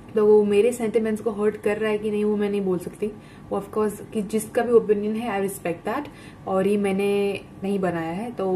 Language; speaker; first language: Hindi; non-native, local second language; Gujarati